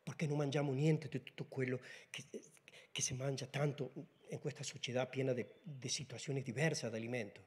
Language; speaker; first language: Italian; non-native, learner; Spanish